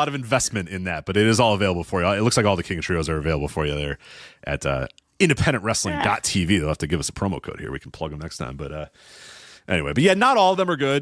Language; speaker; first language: English; native; English